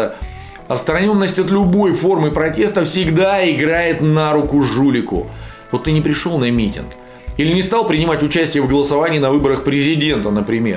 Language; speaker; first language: Russian; native; Russian